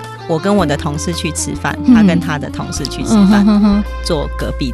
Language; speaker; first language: Chinese; native; Chinese